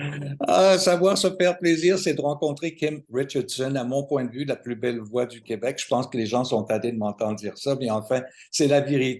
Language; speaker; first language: French; native; French